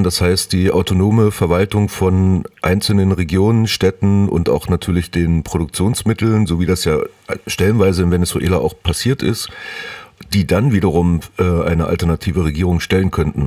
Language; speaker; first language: German; native; German